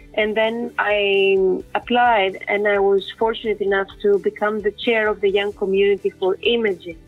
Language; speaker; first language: English; non-native, fluent; Greek